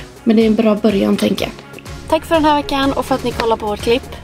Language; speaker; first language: Swedish; native; Swedish